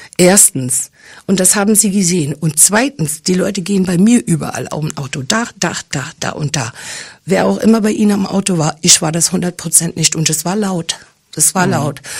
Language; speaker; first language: German; early bilingual, other home language; English